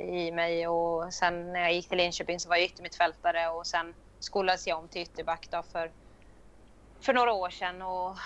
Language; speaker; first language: Swedish; native; Swedish